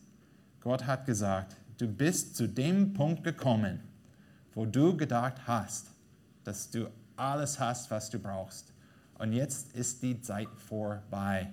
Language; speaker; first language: German; non-native, fluent; English